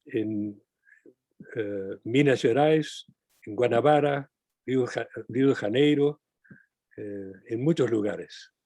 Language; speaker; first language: Spanish; non-native, fluent; English